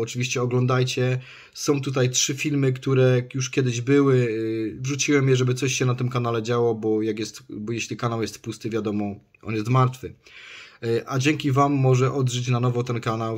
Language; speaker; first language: Polish; native; Polish